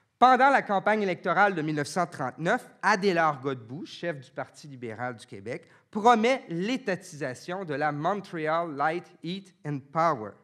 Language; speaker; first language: French; native; French